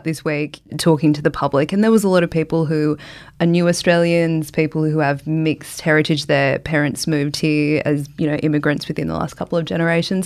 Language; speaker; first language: English; native; English